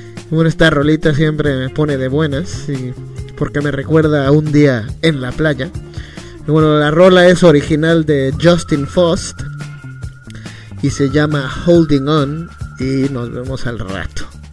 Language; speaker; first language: Spanish; native; Spanish